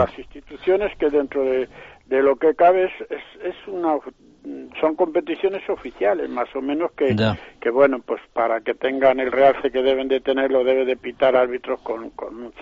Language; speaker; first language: Spanish; native; Spanish